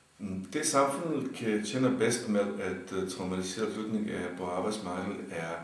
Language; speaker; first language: Danish; non-native, fluent; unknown